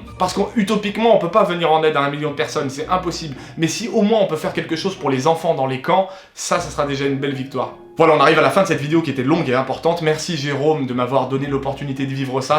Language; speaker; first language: French; native; French